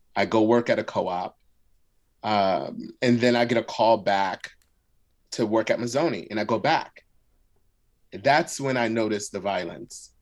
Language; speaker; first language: English; early bilingual, other home language; Arabic